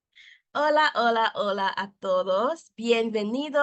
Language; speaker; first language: Spanish; non-native, fluent; English